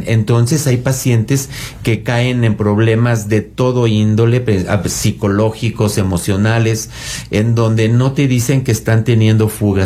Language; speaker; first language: Spanish; native; Spanish